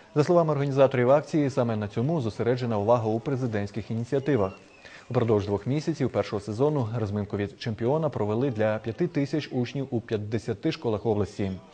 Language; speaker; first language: Ukrainian; native; Ukrainian